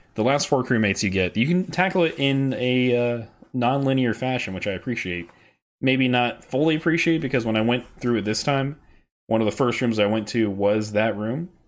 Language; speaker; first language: English; native; English